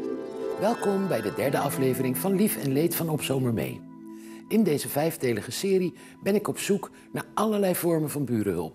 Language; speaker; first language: Dutch; native; Dutch